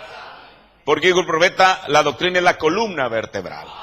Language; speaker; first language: Spanish; native; Spanish